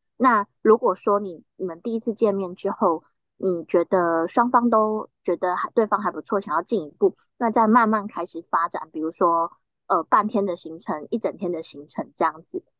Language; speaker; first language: Chinese; native; Chinese